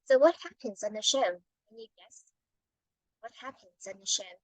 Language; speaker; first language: English; non-native, fluent; Vietnamese